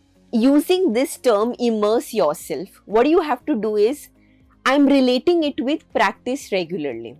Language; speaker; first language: English; non-native, local second language; Hindi